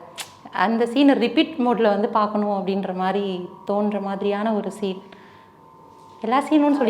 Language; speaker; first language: Tamil; native; Tamil